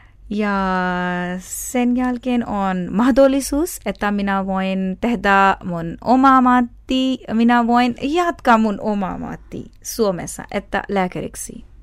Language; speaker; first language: Finnish; non-native, learner; Urdu